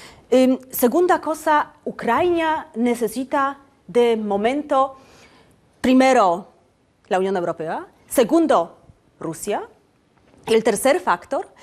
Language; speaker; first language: Spanish; non-native, fluent; Polish